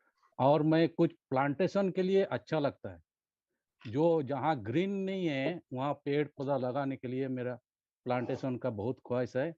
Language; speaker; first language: Hindi; non-native, local second language; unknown